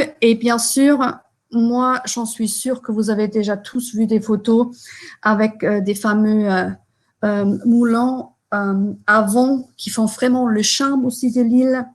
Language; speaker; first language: French; non-native, fluent; German